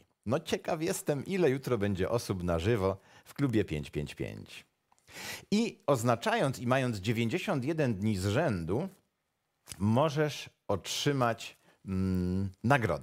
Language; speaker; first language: Polish; native; Polish